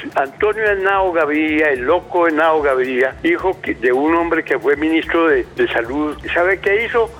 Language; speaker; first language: Spanish; native; Spanish